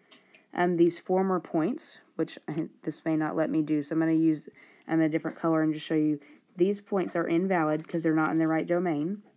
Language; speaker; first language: English; native; English